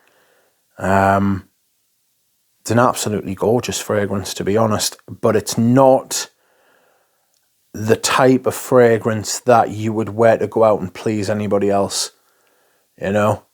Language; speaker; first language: English; native; English